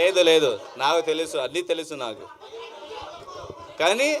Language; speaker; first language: Telugu; non-native, learner; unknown